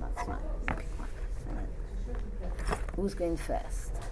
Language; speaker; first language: English; native; English